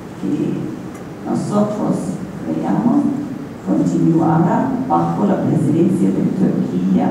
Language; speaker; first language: Spanish; non-native, fluent; English